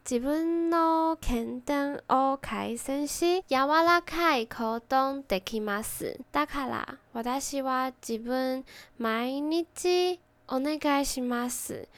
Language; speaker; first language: Japanese; non-native, learner; Chinese